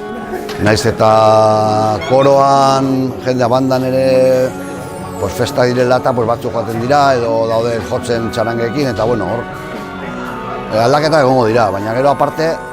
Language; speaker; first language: Basque; non-native, local second language; Spanish